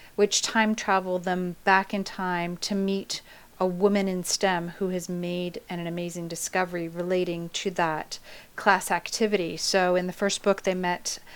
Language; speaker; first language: English; native; English